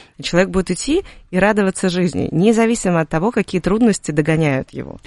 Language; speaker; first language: Russian; native; Russian